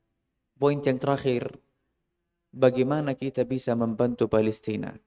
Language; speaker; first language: Indonesian; non-native, fluent; Arabic